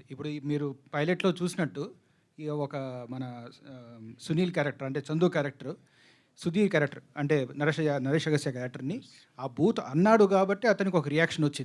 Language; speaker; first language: Telugu; native; Telugu